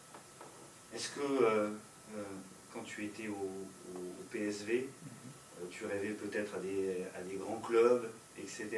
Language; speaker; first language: French; native; French